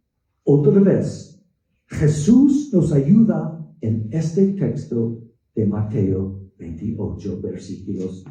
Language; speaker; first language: Spanish; non-native, fluent; English